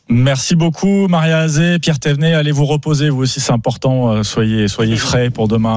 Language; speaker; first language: French; native; French